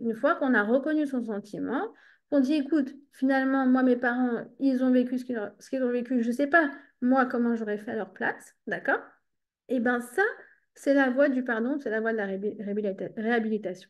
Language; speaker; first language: French; native; French